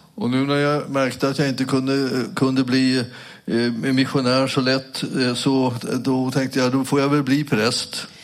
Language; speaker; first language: Swedish; native; Swedish